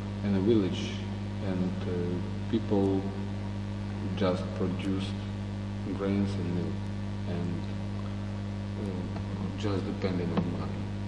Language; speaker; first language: English; non-native, learner; Russian